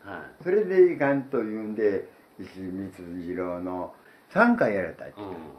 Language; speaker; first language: Japanese; native; Japanese